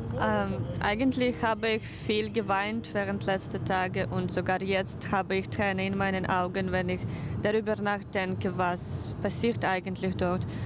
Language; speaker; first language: German; non-native, fluent; Ukrainian